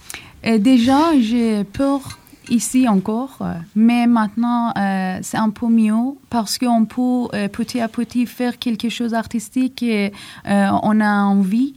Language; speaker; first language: French; non-native, learner; Persian